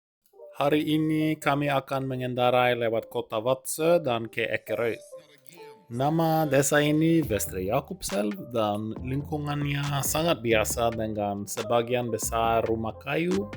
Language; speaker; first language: Indonesian; non-native, fluent; Norwegian